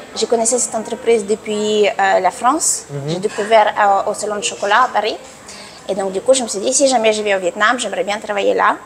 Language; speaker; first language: French; non-native, fluent; Russian